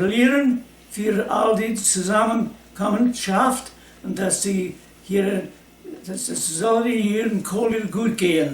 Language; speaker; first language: German; early bilingual, heritage; Plautdietsch